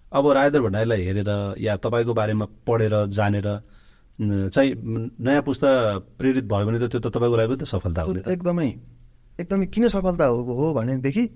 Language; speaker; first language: Nepali; native; Nepali